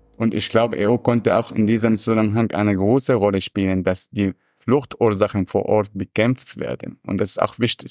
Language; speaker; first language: German; non-native, fluent; Arabic